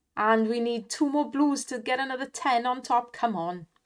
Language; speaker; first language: English; native; English